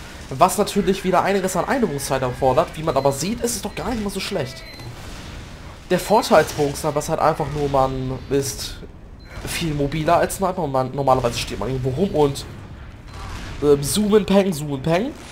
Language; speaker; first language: German; native; German